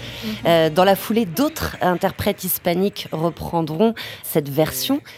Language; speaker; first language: French; native; French